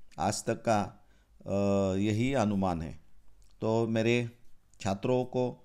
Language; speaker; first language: Hindi; non-native, local second language; Marathi